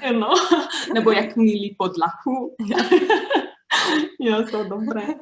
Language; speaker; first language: Czech; non-native, learner; Romanian